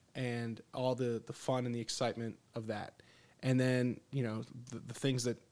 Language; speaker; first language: English; native; English